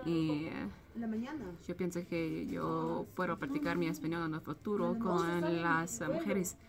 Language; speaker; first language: Spanish; non-native, learner; English